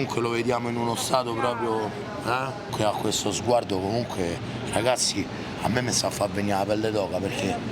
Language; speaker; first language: Italian; native; Italian